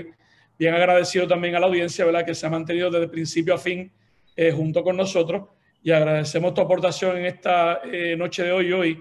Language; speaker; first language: Spanish; native; Spanish